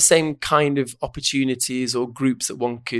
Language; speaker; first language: English; native; English